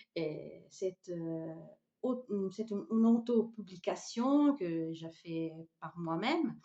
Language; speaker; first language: French; non-native, fluent; Italian